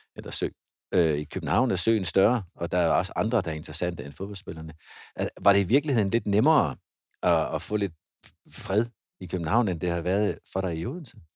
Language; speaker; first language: Danish; native; Danish